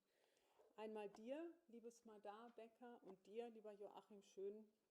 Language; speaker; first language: German; native; German